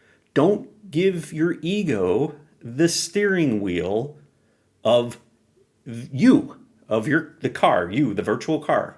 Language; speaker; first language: English; native; English